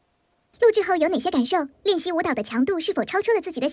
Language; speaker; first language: Chinese; native; Chinese